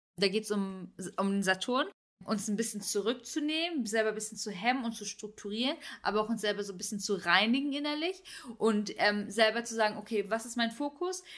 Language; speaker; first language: German; early bilingual, other home language; Turkish